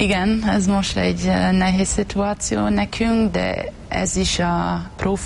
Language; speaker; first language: Hungarian; non-native, learner; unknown